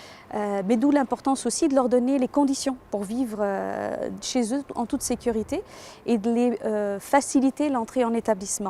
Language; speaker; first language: French; native; French